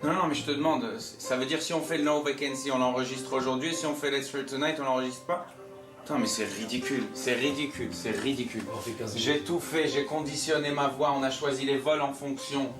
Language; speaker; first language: French; native; French